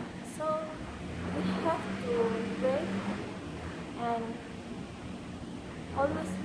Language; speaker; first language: English; non-native, learner; Malay